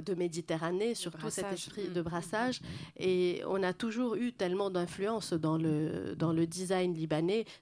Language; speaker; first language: French; non-native, local second language; Arabic